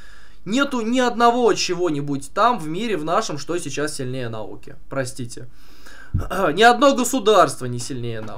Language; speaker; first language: Russian; native; Russian